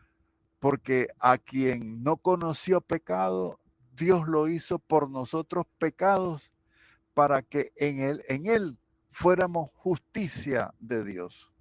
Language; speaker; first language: Spanish; native; Spanish